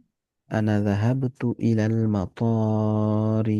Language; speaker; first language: Arabic; non-native, fluent; Bangla